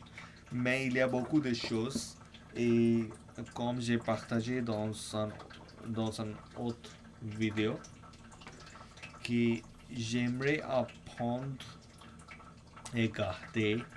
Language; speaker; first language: French; non-native, fluent; English